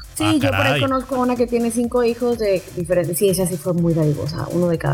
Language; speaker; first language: Spanish; native; Spanish